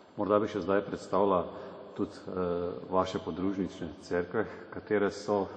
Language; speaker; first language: Slovenian; native; Slovenian